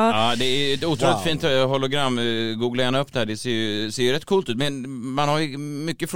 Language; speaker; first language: Swedish; native; Swedish